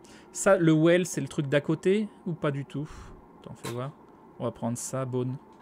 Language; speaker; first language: French; native; French